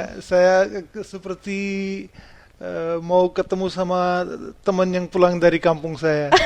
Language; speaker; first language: Indonesian; non-native, fluent; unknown